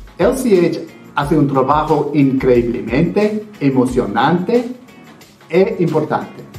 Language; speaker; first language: Spanish; non-native, fluent; English